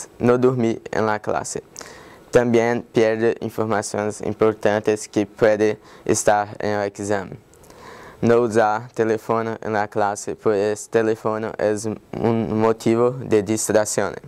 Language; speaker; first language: Spanish; non-native, learner; English